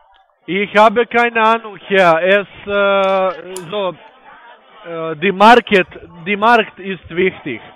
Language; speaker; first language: German; non-native, learner; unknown